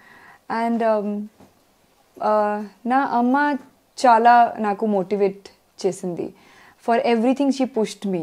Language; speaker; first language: Telugu; non-native, learner; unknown